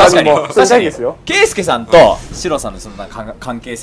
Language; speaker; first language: Japanese; native; Japanese